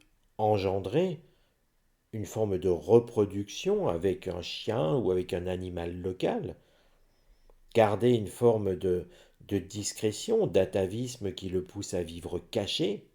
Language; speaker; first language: French; native; French